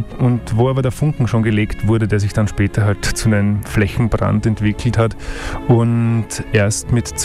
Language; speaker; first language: German; native; German